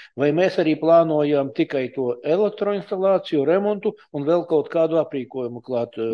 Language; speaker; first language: Latvian; non-native, local second language; Russian